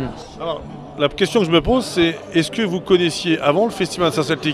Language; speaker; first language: French; native; French